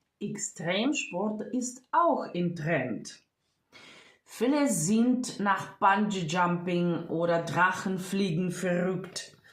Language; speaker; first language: German; non-native, fluent; Ukrainian